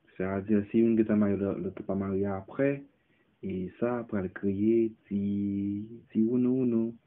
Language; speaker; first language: French; non-native, local second language; Haitian Creole